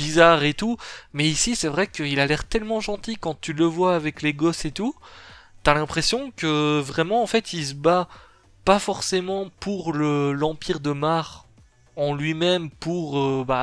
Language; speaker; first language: French; native; French